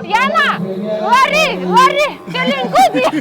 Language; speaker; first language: Indonesian; non-native, learner; Russian